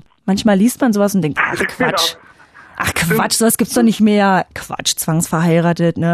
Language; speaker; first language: German; native; German